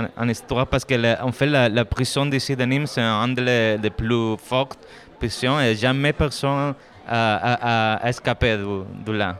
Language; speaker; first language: French; non-native, fluent; Spanish